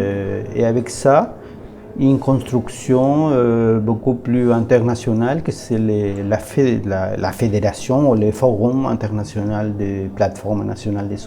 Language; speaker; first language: French; non-native, learner; Spanish